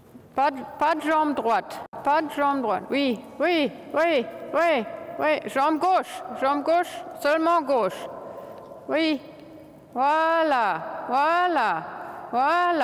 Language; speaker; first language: French; non-native, fluent; German